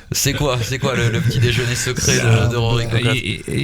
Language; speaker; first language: French; native; French